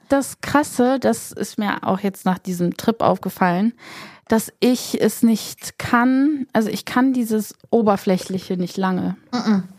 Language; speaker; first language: German; early bilingual, other home language; Polish